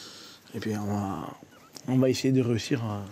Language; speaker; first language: French; native; French